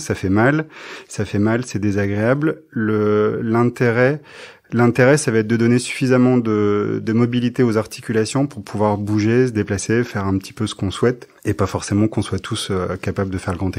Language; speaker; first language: French; native; French